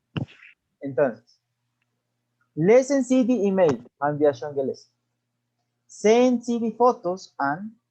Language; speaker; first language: German; non-native, fluent; Spanish